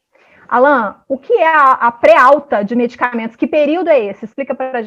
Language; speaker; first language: Portuguese; native; Portuguese